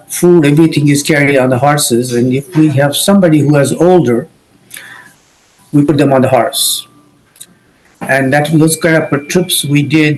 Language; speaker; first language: English; non-native, local second language; Kashmiri